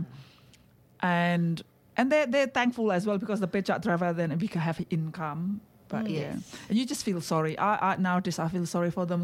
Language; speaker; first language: English; non-native, fluent; Indonesian